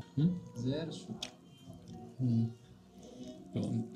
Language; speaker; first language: German; native; German